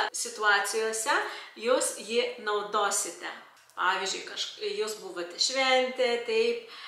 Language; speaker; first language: Lithuanian; non-native, local second language; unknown